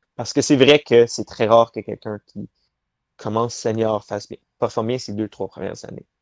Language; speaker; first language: French; native; French